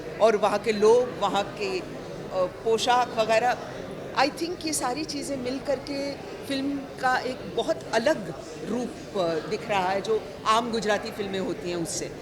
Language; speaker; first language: Hindi; non-native, local second language; Gujarati